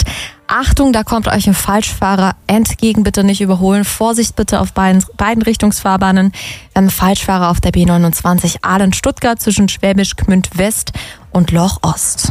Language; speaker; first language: German; native; German